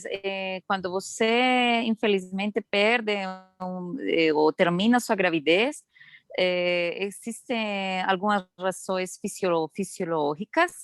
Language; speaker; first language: Portuguese; non-native, learner; Spanish